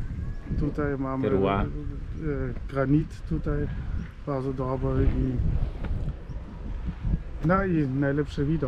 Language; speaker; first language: Polish; non-native, fluent; German